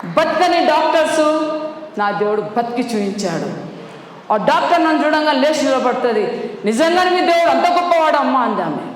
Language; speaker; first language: Telugu; non-native, local second language; Lambadi